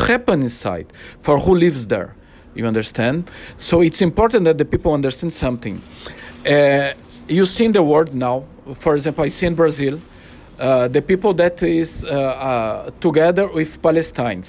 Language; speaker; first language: English; non-native, learner; Portuguese